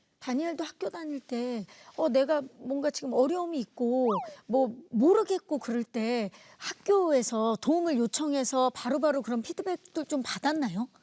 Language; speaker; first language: Korean; native; Korean